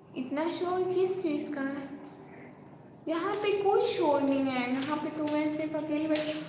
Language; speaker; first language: Urdu; non-native, local second language; Saraiki